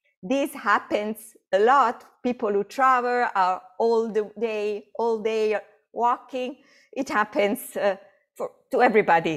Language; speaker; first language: English; non-native, fluent; Italian